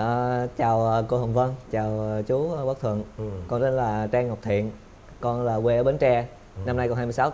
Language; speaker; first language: Vietnamese; native; Vietnamese